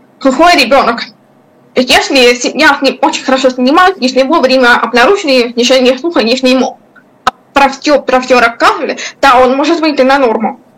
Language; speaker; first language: Russian; non-native, local second language; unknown